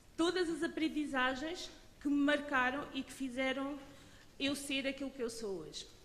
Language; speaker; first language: Portuguese; early bilingual, other home language; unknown